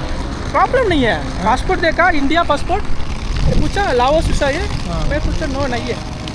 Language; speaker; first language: Hindi; non-native, local second language; Tamil